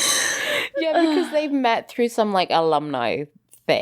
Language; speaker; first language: English; native; English